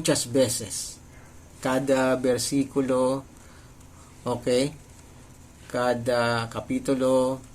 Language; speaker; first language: Spanish; non-native, learner; Filipino